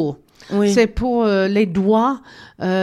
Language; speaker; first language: French; non-native, learner; English